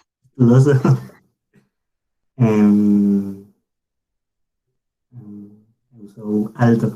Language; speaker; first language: Portuguese; non-native, learner; Spanish